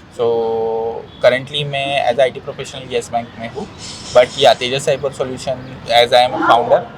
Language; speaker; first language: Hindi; non-native, local second language; Marathi